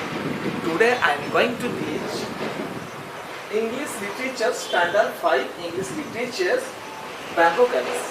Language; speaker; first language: English; non-native, local second language; Odia